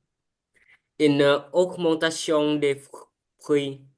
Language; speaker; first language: French; non-native, learner; Vietnamese